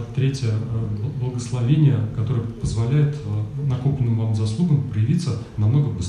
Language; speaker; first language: Russian; native; Russian